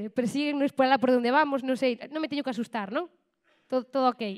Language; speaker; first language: Galician; native; Galician